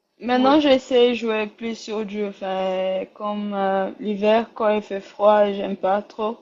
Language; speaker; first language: French; non-native, learner; Rundi